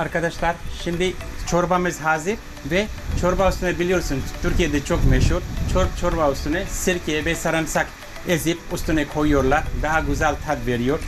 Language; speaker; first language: Turkish; non-native, learner; English